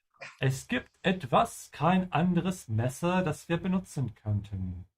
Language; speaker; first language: German; non-native, fluent; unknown